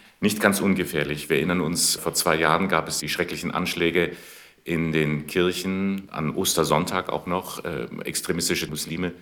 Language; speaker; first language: German; native; German